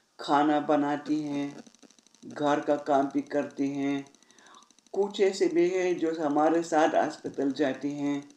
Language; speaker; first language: Hindi; non-native, fluent; Russian